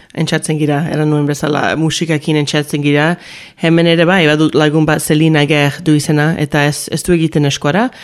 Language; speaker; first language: Basque; early bilingual, heritage; Basque